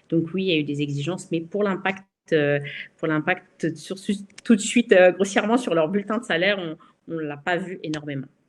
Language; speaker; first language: French; native; French